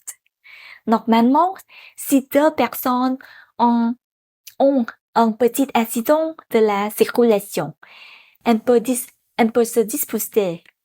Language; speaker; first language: French; non-native, fluent; Vietnamese